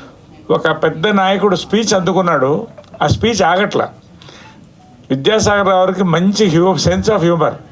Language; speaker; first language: Telugu; native; Telugu